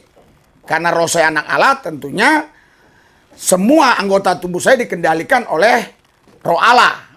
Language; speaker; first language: Indonesian; native; Indonesian